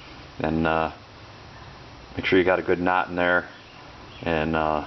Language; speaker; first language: English; native; English